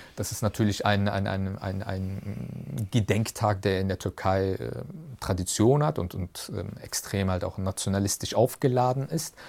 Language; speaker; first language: German; early bilingual, other home language; Turkish